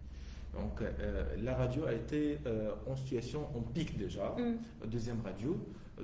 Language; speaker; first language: French; non-native, local second language; Arabic